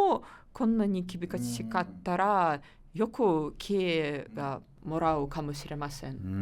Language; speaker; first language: Japanese; non-native, learner; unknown